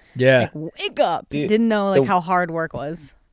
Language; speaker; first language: English; native; English